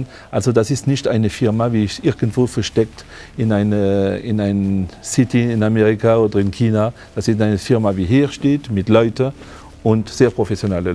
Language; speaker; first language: German; non-native, fluent; French